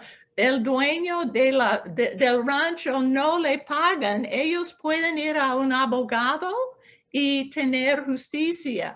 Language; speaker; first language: Spanish; non-native, local second language; English